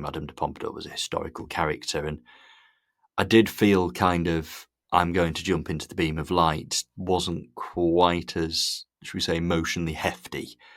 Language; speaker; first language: English; native; English